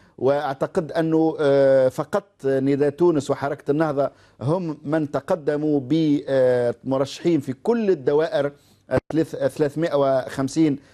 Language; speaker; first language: Arabic; native; Arabic